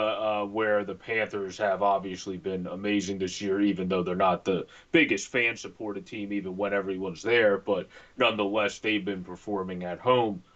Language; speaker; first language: English; native; English